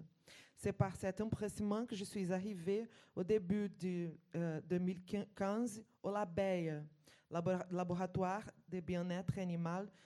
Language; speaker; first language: French; non-native, fluent; Portuguese